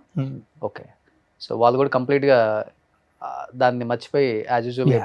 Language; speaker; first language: Telugu; native; Telugu